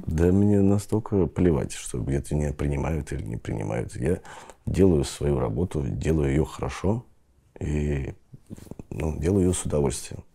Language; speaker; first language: Russian; native; Russian